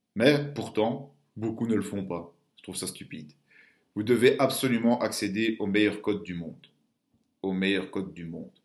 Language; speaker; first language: French; native; French